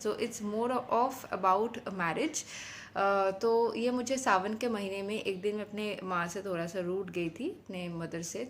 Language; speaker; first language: Hindi; non-native, local second language; Bangla